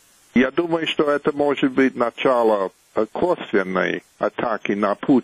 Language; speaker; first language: Russian; non-native, fluent; English